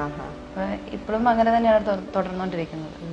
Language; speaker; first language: Malayalam; native; Malayalam